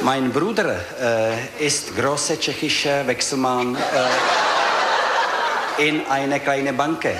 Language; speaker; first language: German; non-native, learner; Czech